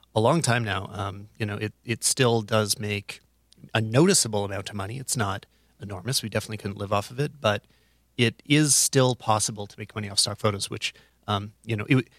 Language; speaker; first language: English; native; English